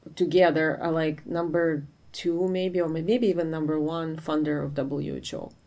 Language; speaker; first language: English; non-native, fluent; Ukrainian